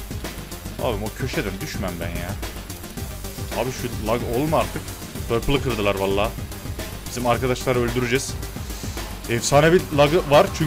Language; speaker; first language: Turkish; native; Turkish